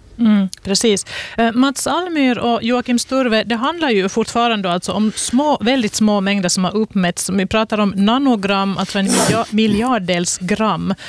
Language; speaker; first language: Swedish; native; Swedish